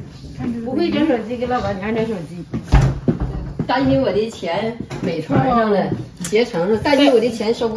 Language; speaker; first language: Chinese; native; Chinese